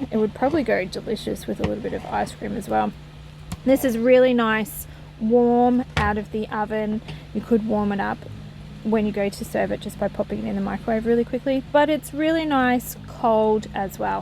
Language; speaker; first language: English; native; English